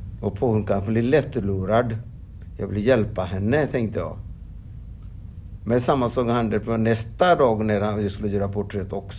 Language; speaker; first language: Swedish; non-native, fluent; Odia